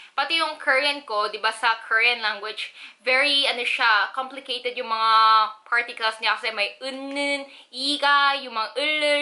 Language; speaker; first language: Filipino; early bilingual, other home language; Korean